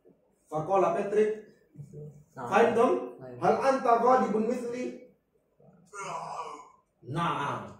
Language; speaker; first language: Arabic; non-native, fluent; Indonesian